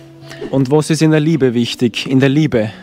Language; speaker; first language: German; native; German